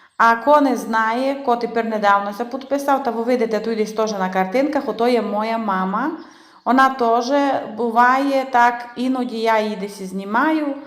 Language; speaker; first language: Ukrainian; native; Ukrainian